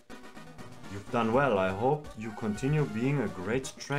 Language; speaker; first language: English; non-native, learner; German